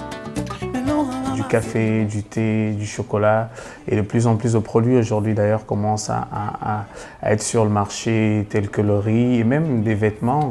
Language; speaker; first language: French; non-native, local second language; Basaa